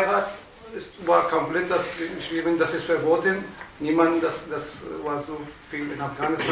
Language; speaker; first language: German; non-native, learner; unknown